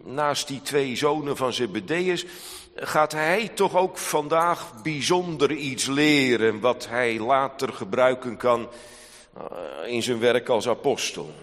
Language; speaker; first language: Dutch; native; Dutch